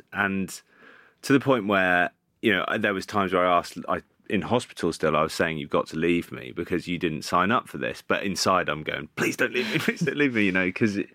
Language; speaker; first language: English; native; English